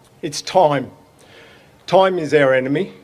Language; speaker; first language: English; native; English